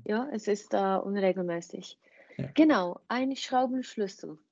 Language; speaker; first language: German; non-native, fluent; Czech